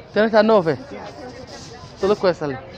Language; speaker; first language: Italian; non-native, learner; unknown